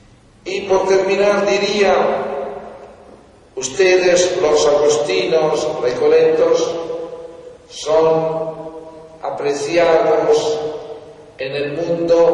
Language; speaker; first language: Spanish; non-native, fluent; Italian